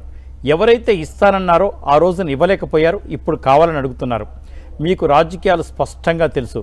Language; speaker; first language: Telugu; native; Telugu